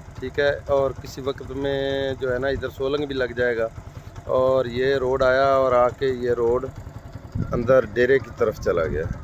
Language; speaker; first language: Urdu; non-native, local second language; Punjabi